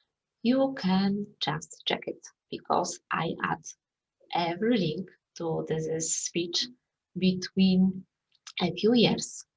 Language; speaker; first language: English; non-native, fluent; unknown